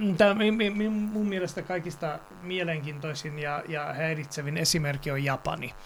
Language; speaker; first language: Finnish; non-native, fluent; Serbian